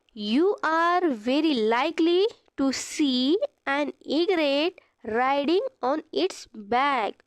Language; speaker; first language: English; non-native, local second language; Marathi